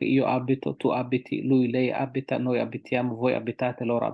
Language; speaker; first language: Italian; non-native, fluent; Somali